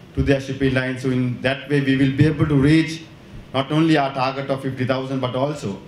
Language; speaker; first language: English; non-native, local second language; Sinhala